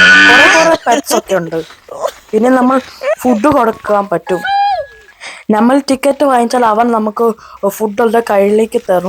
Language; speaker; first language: Malayalam; early bilingual, heritage; Malayalam